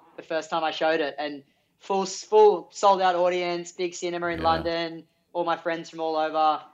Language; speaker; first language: English; native; English